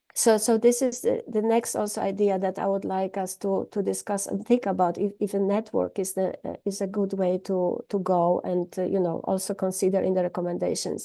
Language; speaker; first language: English; non-native, fluent; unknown